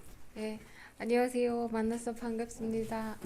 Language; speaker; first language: Korean; non-native, learner; Mongolian